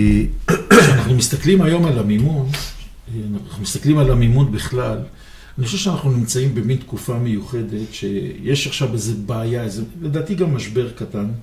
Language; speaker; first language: Hebrew; native; Hebrew